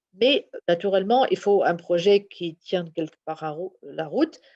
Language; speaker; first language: French; non-native, fluent; German